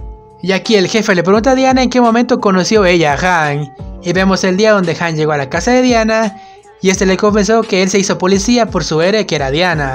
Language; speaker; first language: Spanish; native; Spanish